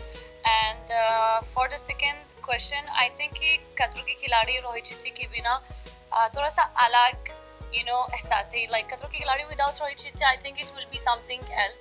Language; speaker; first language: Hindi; non-native, learner; Arabic